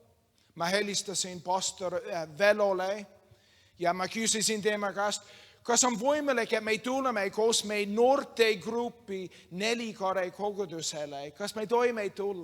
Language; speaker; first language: Estonian; non-native, learner; English